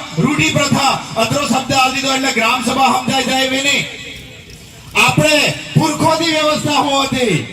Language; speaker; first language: Gujarati; non-native, local second language; Bhili